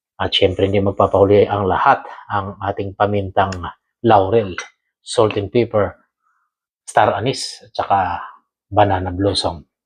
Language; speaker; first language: Filipino; non-native, local second language; Cebuano